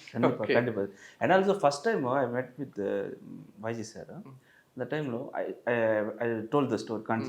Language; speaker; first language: Tamil; non-native, learner; Telugu